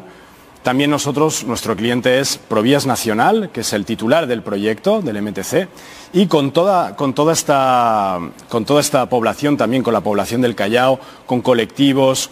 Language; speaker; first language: Spanish; native; Spanish